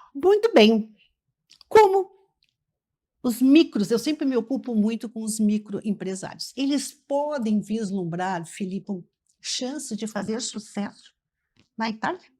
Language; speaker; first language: Portuguese; native; Portuguese